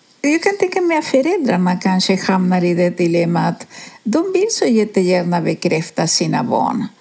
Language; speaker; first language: Swedish; non-native, fluent; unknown